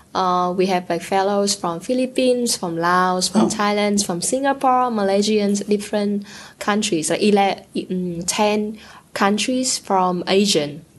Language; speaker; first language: English; non-native, learner; Vietnamese